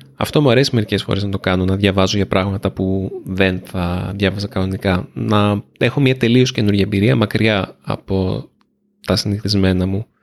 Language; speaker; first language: Greek; native; Greek